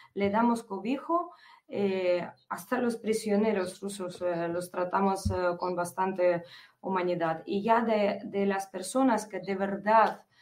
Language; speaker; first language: Spanish; non-native, fluent; Ukrainian